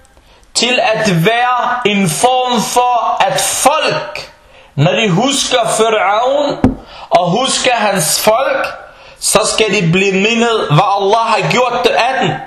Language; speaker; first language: Danish; non-native, fluent; Arabic